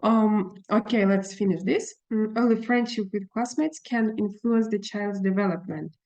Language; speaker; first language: English; non-native, fluent; Russian